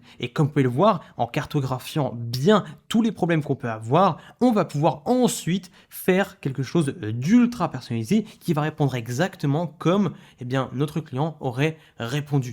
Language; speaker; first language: French; native; French